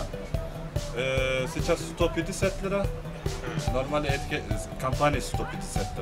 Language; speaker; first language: Russian; non-native, learner; Turkish